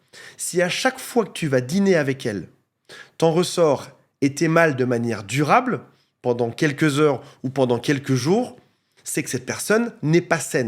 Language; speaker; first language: French; native; French